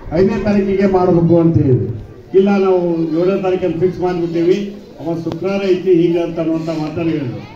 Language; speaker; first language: Kannada; native; Kannada